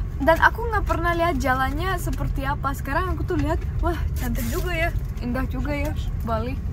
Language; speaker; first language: Indonesian; non-native, fluent; Russian